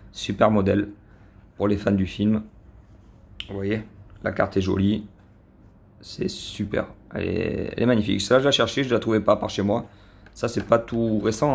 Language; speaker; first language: French; native; French